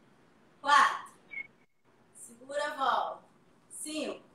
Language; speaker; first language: Portuguese; native; Portuguese